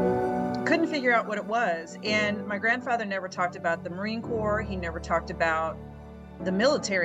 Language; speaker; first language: English; native; English